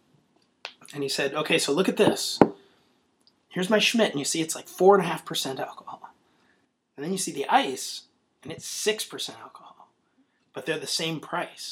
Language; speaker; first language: English; native; English